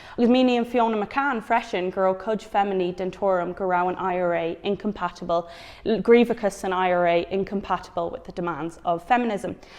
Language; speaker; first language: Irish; non-native, local second language; English